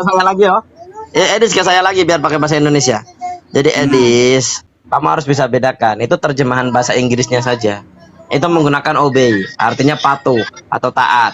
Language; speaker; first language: Indonesian; native; Indonesian